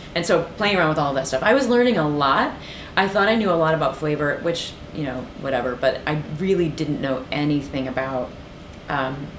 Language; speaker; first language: English; native; English